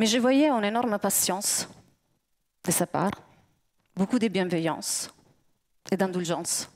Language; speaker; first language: French; native; French